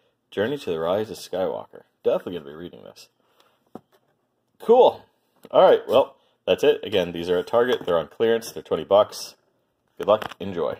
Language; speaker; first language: English; native; English